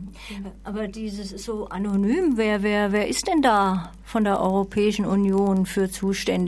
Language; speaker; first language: German; native; German